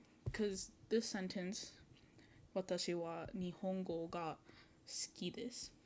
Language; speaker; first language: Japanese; non-native, learner; English